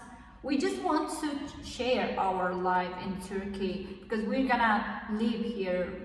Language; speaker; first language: English; non-native, learner; Kazakh